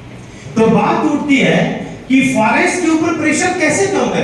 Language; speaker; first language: Hindi; native; Hindi